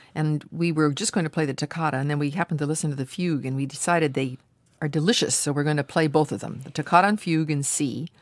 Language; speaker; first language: English; native; English